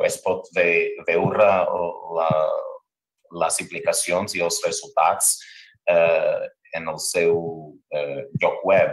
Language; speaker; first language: Catalan; non-native, fluent; English